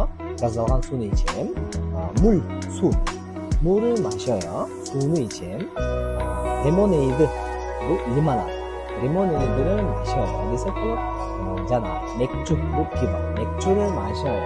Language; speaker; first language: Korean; non-native, fluent; Kyrgyz